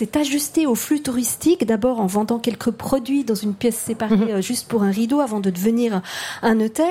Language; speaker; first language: French; native; French